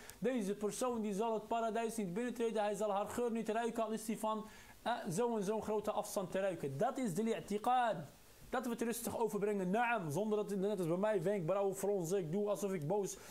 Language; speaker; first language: Dutch; non-native, local second language; Arabic